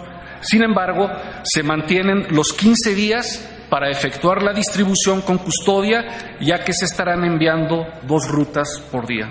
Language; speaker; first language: Spanish; native; Spanish